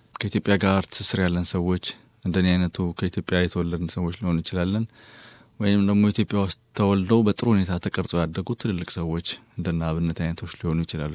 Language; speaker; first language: Amharic; native; Amharic